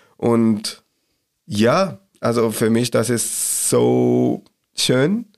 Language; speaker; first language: German; non-native, learner; Arabic